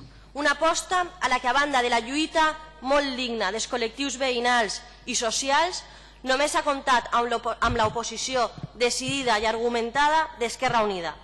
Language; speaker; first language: Catalan; native; Catalan